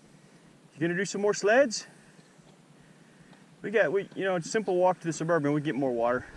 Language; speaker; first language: English; native; English